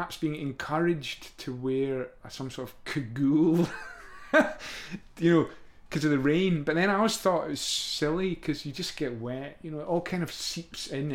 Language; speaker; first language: English; native; English